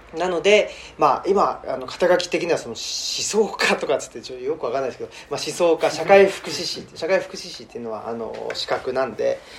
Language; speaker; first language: Japanese; native; Japanese